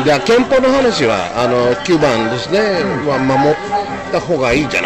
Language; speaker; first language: Japanese; non-native, fluent; English